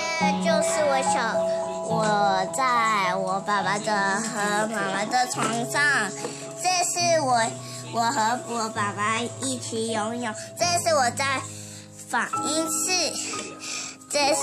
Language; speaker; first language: Chinese; early bilingual, heritage; Chinese